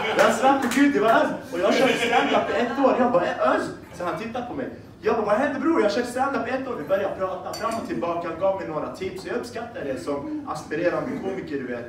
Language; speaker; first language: Swedish; early bilingual, other home language; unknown